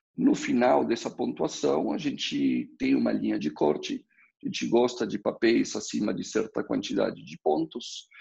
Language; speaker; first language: Portuguese; early bilingual, other home language; Spanish